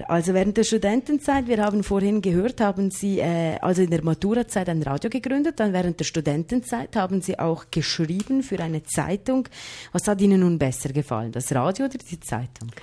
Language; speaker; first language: German; native; German